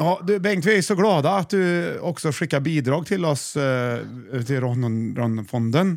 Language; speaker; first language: Swedish; native; Swedish